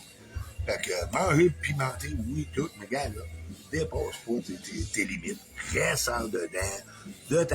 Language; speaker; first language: French; native; French